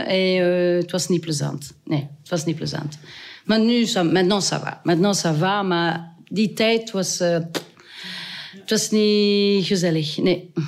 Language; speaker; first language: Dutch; non-native, local second language; French